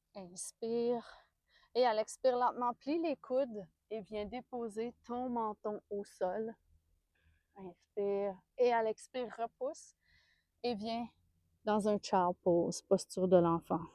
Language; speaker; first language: French; native; French